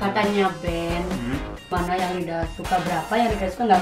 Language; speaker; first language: Indonesian; native; Indonesian